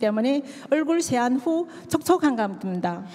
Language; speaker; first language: Korean; native; Korean